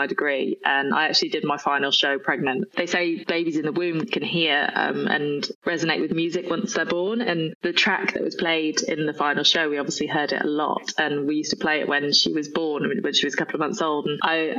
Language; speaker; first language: English; native; English